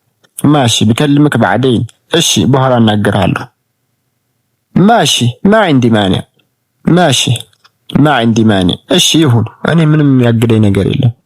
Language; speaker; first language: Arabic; non-native, fluent; Amharic